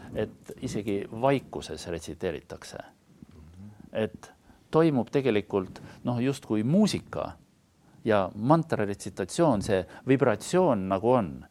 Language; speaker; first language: Estonian; native; Estonian